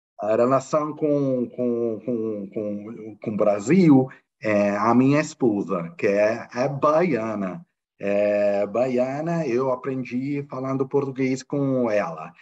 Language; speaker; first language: Portuguese; non-native, fluent; Italian